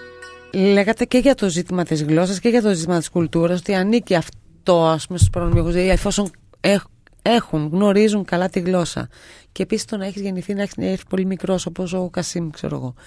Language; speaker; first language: Greek; native; Greek